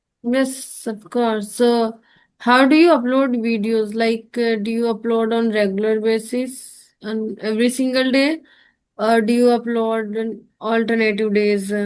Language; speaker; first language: English; non-native, learner; Hindi